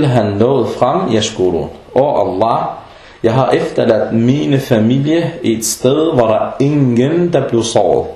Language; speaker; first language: Danish; non-native, fluent; Arabic